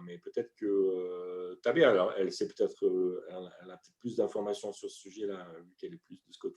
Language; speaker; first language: French; native; French